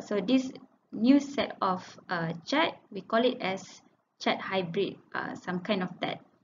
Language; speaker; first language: English; non-native, local second language; Malay